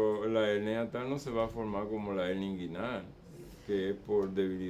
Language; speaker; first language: Spanish; native; Spanish